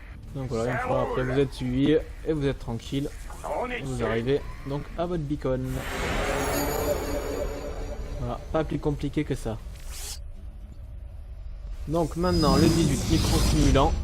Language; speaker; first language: French; native; French